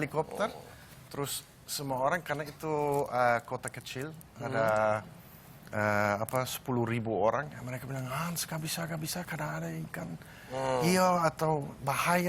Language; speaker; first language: Indonesian; non-native, learner; Dutch